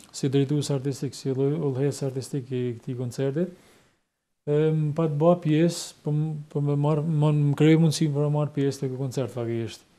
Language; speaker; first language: Albanian; native; Albanian